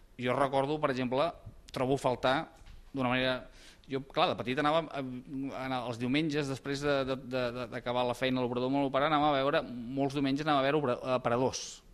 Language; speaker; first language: Catalan; native; Catalan